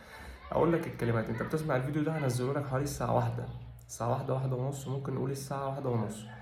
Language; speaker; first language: Arabic; native; Arabic